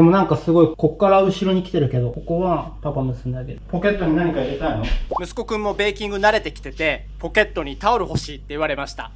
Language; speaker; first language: Japanese; native; Japanese